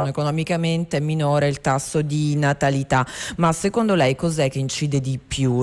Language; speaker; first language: Italian; native; Italian